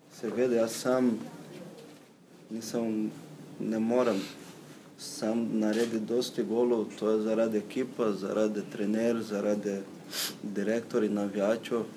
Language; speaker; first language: Slovenian; non-native, learner; Portuguese